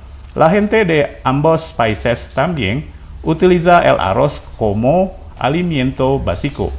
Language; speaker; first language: Spanish; non-native, fluent; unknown